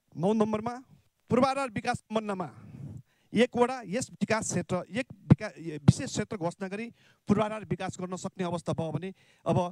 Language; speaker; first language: Nepali; non-native, local second language; Newari